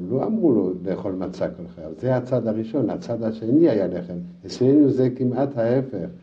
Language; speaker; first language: Hebrew; non-native, fluent; French